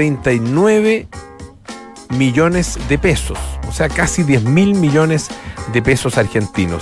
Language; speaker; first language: Spanish; native; Spanish